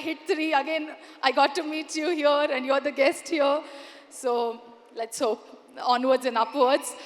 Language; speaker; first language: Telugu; non-native, learner; Kannada